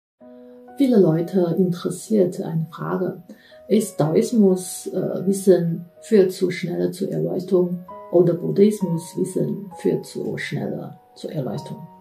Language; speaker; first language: German; non-native, fluent; Chinese